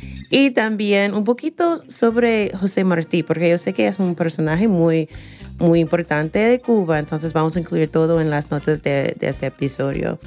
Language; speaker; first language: Spanish; non-native, fluent; English